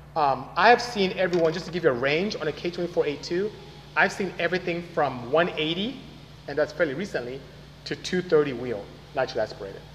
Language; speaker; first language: English; non-native, local second language; Igbo